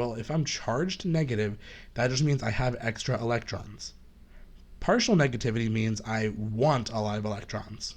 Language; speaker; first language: English; native; English